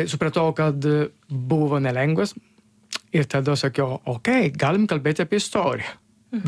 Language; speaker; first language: Lithuanian; non-native, learner; Italian